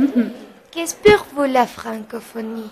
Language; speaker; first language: French; non-native, learner; Spanish